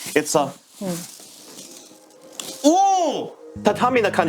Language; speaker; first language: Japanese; non-native, learner; English